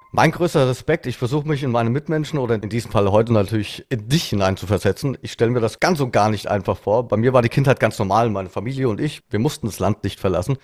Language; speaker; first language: German; native; German